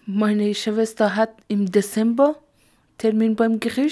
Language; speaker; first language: German; non-native, learner; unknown